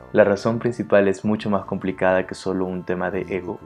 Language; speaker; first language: Spanish; non-native, fluent; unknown